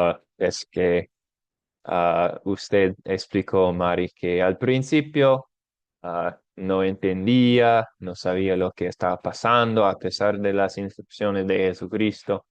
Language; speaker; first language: Spanish; non-native, fluent; English